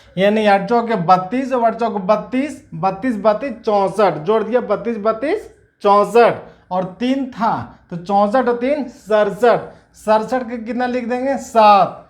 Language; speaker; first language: Hindi; native; Hindi